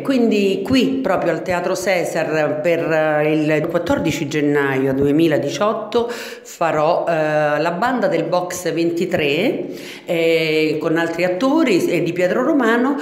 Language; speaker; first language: Italian; native; Italian